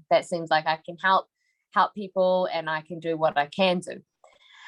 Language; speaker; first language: English; native; English